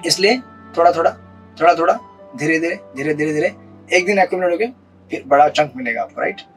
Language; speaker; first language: Hindi; non-native, local second language; Marathi